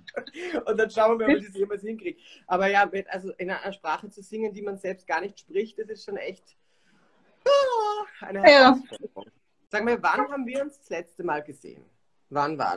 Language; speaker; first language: German; native; German